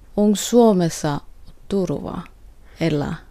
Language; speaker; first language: Finnish; non-native, learner; Korean